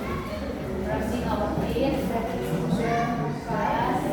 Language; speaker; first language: English; non-native, learner; Indonesian